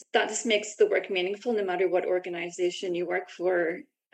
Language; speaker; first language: English; native; English